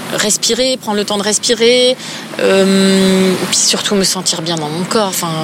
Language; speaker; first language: French; native; French